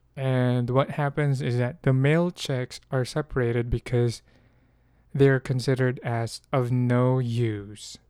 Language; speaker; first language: English; non-native, local second language; Filipino